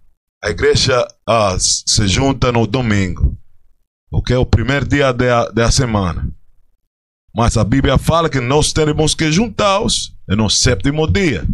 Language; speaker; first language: Portuguese; non-native, fluent; Spanish